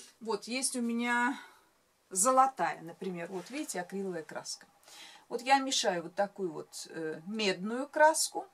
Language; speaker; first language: Russian; native; Russian